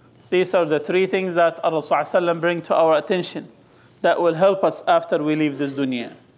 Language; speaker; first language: English; non-native, fluent; Arabic